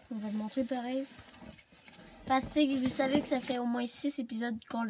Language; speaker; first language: French; native; French